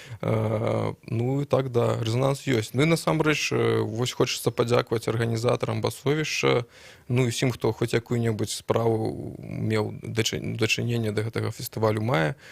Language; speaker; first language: Belarusian; non-native, local second language; Russian